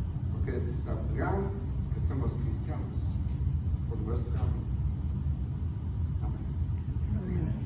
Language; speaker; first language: Spanish; non-native, fluent; Polish